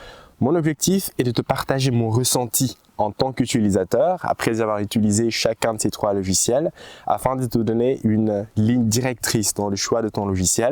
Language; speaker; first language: French; native; French